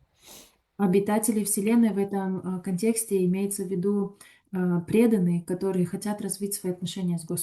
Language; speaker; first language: Russian; native; Russian